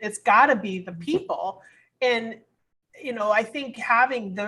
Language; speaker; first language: English; native; English